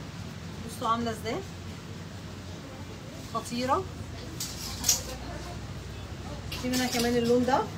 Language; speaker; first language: Arabic; native; Arabic